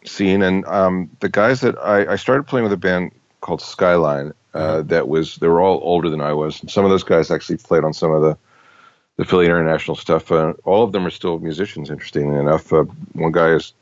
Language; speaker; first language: English; native; English